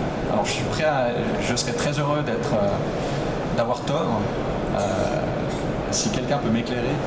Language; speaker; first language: French; native; French